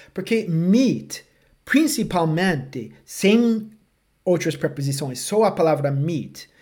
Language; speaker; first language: Portuguese; non-native, fluent; English